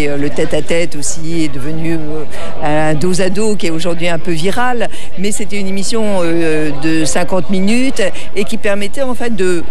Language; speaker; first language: French; native; French